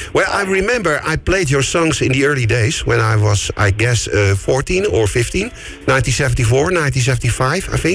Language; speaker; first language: English; non-native, fluent; Dutch